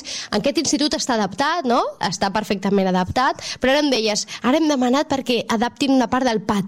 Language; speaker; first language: Catalan; native; Catalan